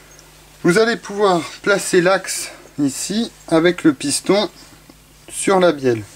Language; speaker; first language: French; native; French